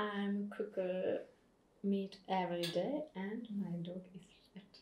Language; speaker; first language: English; non-native, learner; Russian